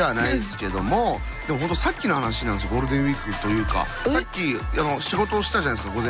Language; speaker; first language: Japanese; native; Japanese